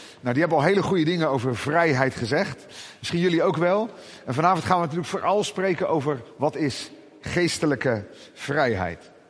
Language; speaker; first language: Dutch; native; Dutch